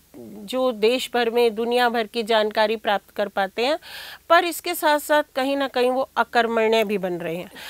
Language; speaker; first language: Hindi; native; Hindi